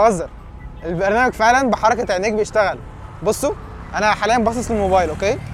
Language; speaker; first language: Arabic; native; Arabic